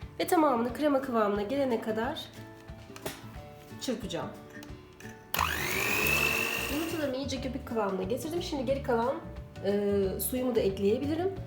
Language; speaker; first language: Turkish; native; Turkish